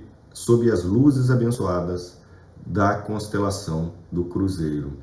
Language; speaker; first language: Portuguese; native; Portuguese